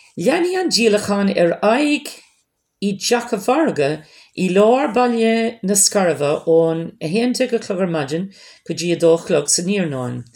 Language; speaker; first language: Irish; non-native, local second language; English